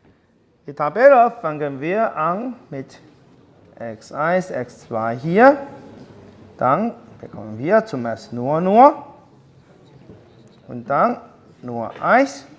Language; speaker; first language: German; non-native, fluent; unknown